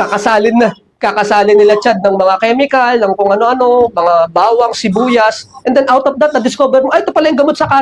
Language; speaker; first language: Filipino; native; Filipino